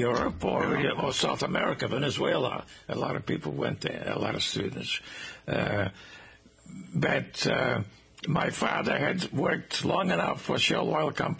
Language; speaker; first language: English; non-native, fluent; Portuguese